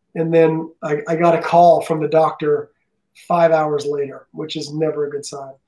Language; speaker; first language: English; native; English